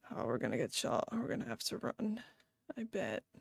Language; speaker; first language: English; non-native, fluent; Dutch